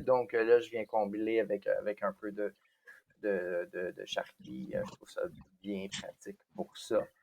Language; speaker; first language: French; native; French